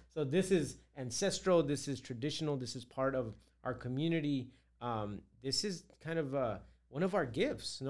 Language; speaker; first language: English; early bilingual, other home language; Spanish